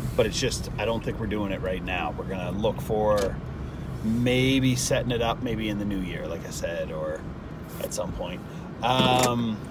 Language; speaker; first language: English; native; English